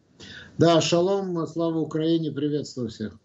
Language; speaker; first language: Russian; native; Russian